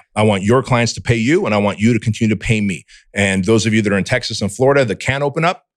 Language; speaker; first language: English; early bilingual, other home language; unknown